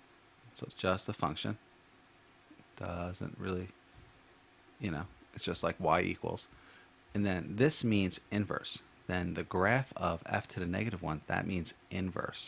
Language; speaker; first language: English; native; English